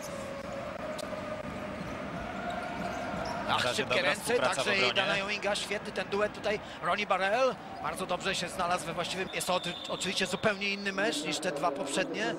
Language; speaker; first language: Polish; native; Polish